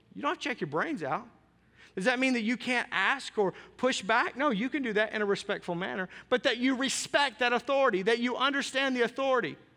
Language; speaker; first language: English; native; English